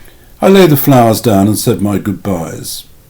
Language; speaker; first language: English; native; English